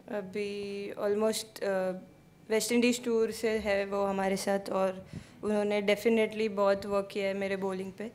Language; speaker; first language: Hindi; native; Hindi